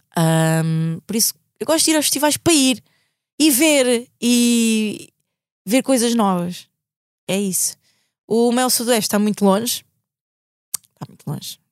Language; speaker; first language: Portuguese; native; Portuguese